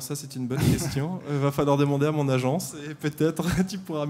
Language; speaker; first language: French; native; French